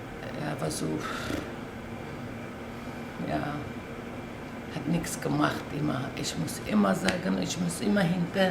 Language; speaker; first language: German; non-native, learner; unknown